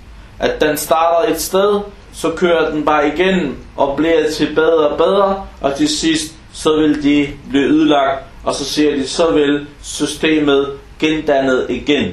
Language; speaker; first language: Danish; non-native, fluent; Arabic